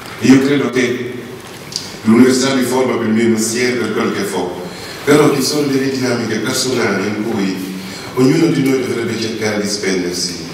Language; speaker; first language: Italian; non-native, fluent; Wolof